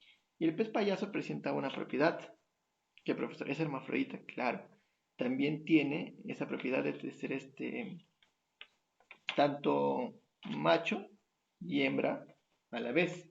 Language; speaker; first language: Spanish; native; Spanish